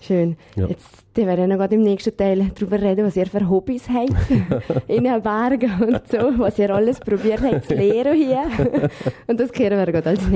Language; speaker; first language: German; native; German